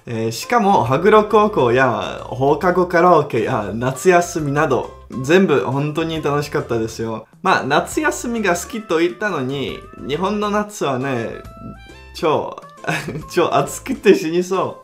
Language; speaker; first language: Japanese; non-native, fluent; Czech